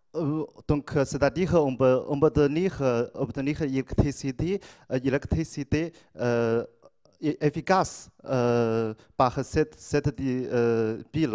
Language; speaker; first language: French; non-native, learner; Chinese